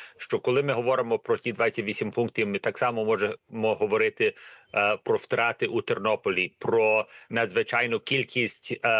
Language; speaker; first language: Ukrainian; early bilingual, heritage; Ukrainian